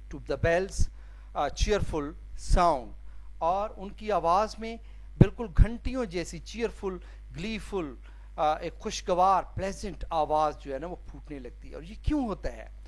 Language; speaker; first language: Urdu; non-native, local second language; Saraiki